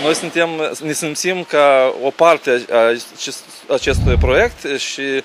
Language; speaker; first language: Romanian; non-native, fluent; Ukrainian